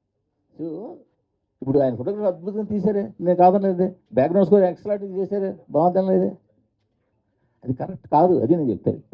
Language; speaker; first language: Telugu; native; Telugu